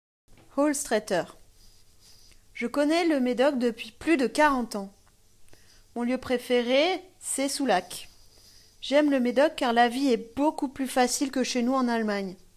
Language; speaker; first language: French; non-native, fluent; German